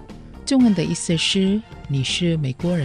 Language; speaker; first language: Chinese; non-native, learner; Indonesian